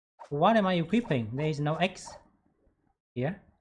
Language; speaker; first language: English; non-native, fluent; Vietnamese